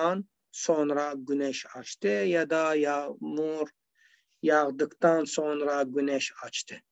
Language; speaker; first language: Turkish; non-native, learner; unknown